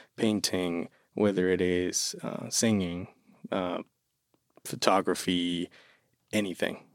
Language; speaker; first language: English; non-native, fluent; Spanish